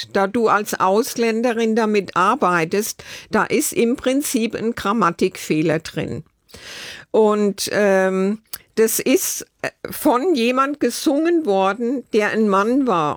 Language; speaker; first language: German; native; German